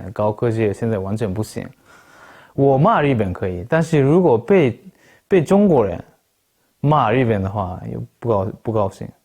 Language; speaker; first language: Chinese; non-native, fluent; Japanese